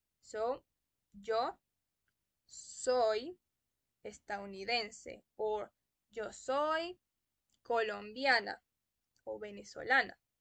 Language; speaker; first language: Spanish; native; Spanish